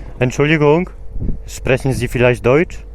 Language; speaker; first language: German; non-native, learner; Polish